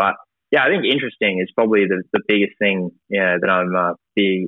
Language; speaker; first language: English; native; English